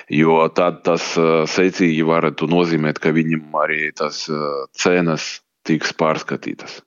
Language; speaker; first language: Latvian; non-native, local second language; Russian